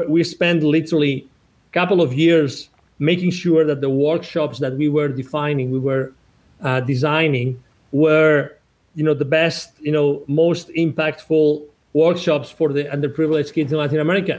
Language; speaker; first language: English; non-native, fluent; Spanish